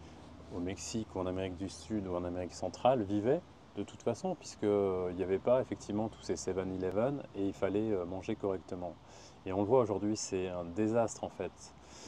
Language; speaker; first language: French; native; French